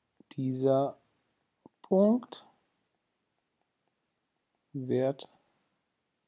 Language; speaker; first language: German; non-native, fluent; Spanish